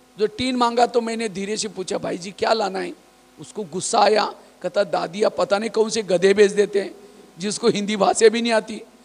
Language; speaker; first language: Hindi; non-native, local second language; Marathi